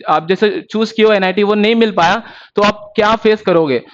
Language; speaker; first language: Hindi; non-native, local second language; Marathi